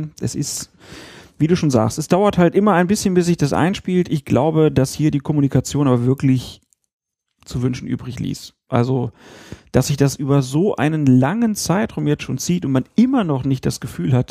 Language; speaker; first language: German; native; German